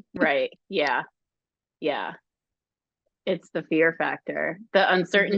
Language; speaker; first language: English; native; English